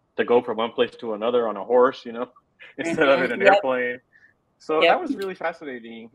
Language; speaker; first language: English; native; English